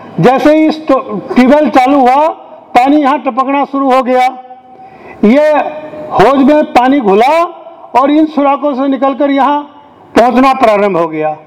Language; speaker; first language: Hindi; native; Hindi